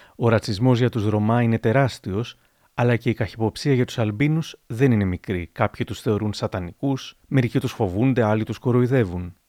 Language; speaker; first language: Greek; native; Greek